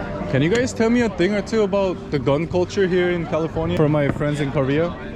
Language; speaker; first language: English; early bilingual, other home language; Korean